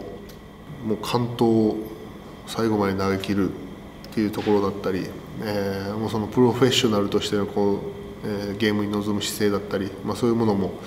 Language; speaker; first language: Japanese; native; Japanese